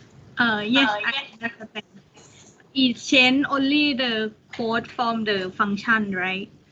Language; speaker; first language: English; non-native, learner; Thai